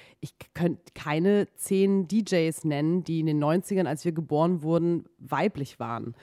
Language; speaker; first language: German; native; German